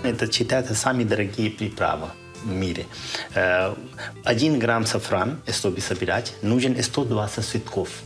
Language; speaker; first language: Russian; non-native, fluent; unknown